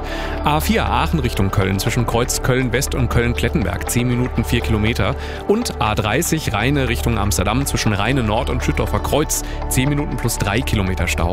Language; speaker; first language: German; native; German